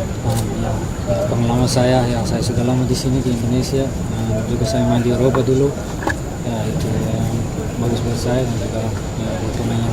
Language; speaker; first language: Indonesian; non-native, fluent; Dutch